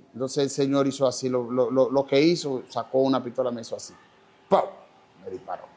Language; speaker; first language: Spanish; non-native, fluent; Haitian Creole